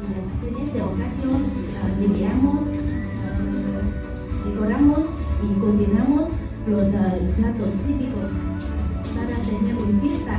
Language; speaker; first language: Spanish; non-native, learner; Vietnamese